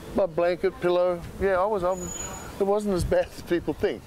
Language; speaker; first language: English; native; English